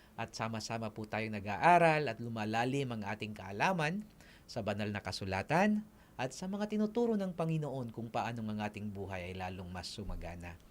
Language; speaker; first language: Filipino; non-native, local second language; Iloko